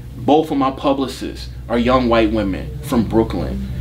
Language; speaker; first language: English; native; English